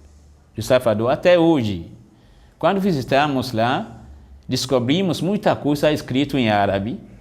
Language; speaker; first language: Portuguese; non-native, fluent; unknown